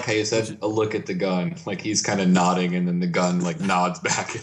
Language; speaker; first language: English; native; English